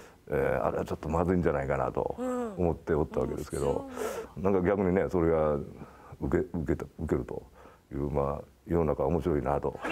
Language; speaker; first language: Japanese; native; Japanese